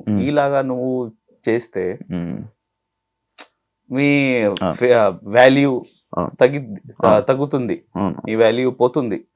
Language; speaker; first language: Telugu; non-native, learner; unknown